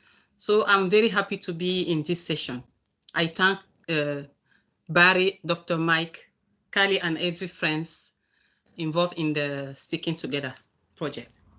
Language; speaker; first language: English; non-native, learner; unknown